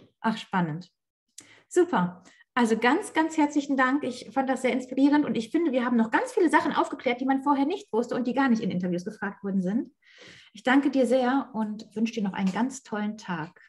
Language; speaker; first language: German; native; German